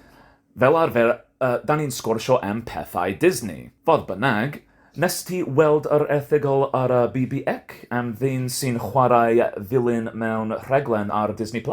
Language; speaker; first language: Welsh; non-native, fluent; English